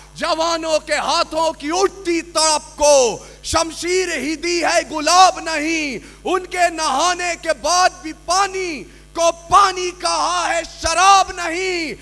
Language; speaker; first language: Hindi; native; Hindi